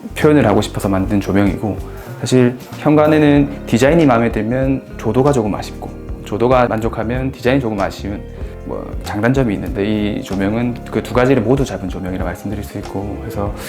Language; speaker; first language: Korean; native; Korean